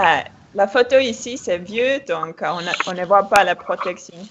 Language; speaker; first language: French; non-native, fluent; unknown